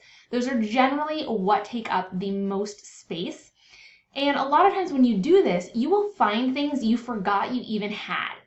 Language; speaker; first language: English; native; English